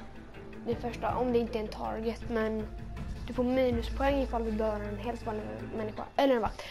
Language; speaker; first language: Swedish; native; Swedish